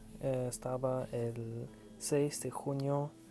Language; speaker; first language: Spanish; non-native, learner; German